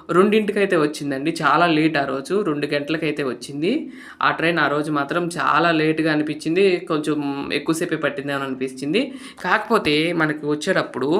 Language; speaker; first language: Telugu; native; Telugu